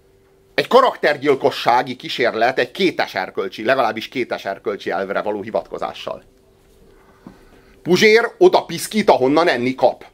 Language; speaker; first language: Hungarian; native; Hungarian